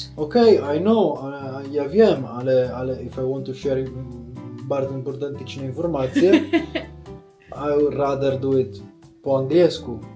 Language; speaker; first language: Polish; non-native, learner; Italian